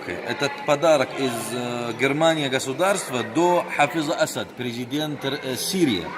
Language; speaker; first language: Russian; non-native, learner; Arabic